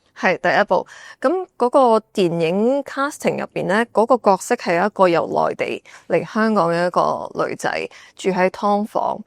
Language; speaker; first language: Cantonese; native; Cantonese